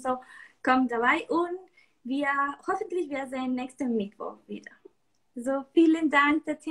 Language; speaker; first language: German; non-native, learner; Spanish